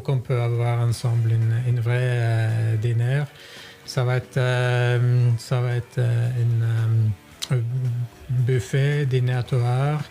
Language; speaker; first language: French; non-native, fluent; Norwegian